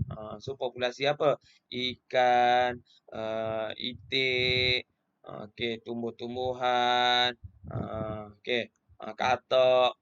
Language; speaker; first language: Malay; native; Malay